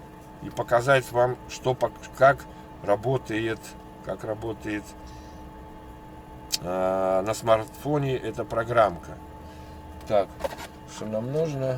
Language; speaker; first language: Russian; native; Russian